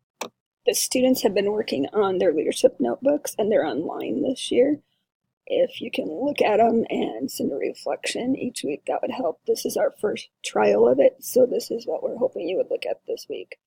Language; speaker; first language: English; native; English